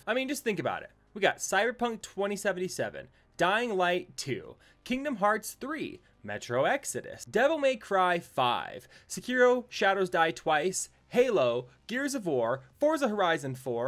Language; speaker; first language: English; native; English